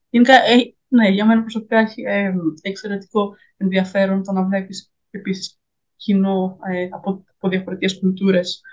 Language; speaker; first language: Greek; native; Greek